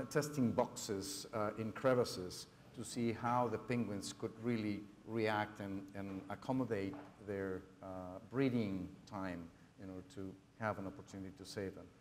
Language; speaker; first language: English; non-native, fluent; Spanish